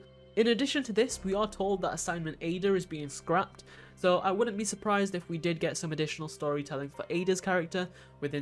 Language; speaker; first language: English; native; English